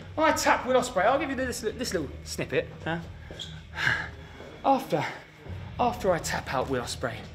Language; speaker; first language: English; native; English